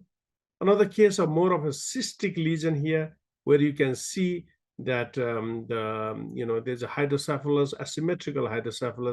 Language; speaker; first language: English; non-native, local second language; Nepali